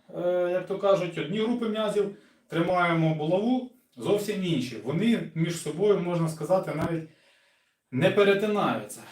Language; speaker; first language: Ukrainian; non-native, local second language; Russian